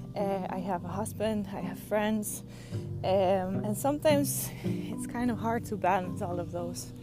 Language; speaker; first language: English; non-native, fluent; Dutch